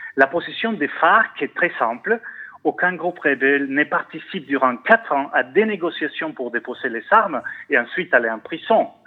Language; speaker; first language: French; non-native, fluent; Spanish